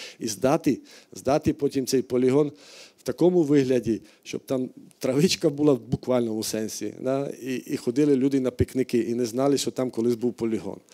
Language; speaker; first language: Ukrainian; non-native, fluent; Slovak